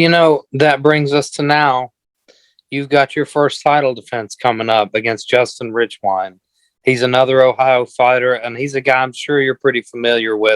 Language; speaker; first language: English; native; English